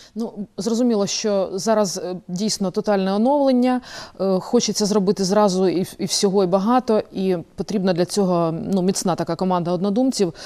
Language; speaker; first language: Ukrainian; native; Ukrainian